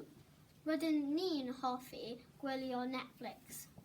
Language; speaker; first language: Welsh; non-native, local second language; English